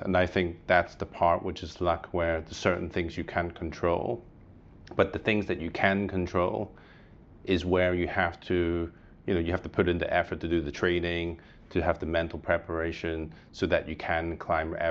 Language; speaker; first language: English; native; English